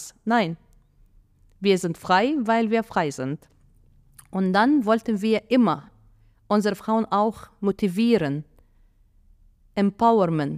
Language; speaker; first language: German; non-native, fluent; Arabic